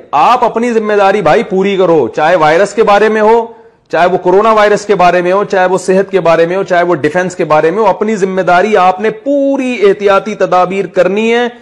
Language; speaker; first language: Urdu; native; Urdu